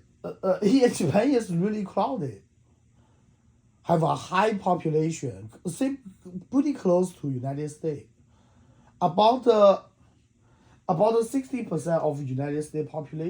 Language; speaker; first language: English; non-native, learner; Chinese